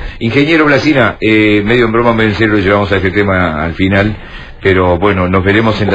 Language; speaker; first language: Spanish; native; Spanish